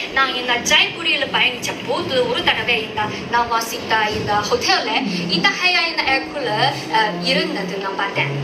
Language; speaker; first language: Tamil; non-native, fluent; Chinese